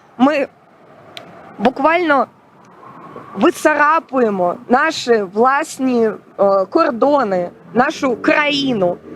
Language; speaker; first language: Ukrainian; non-native, local second language; Russian